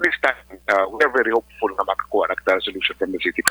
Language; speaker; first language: English; non-native, local second language; Hiligaynon